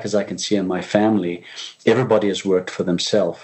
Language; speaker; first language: English; native; English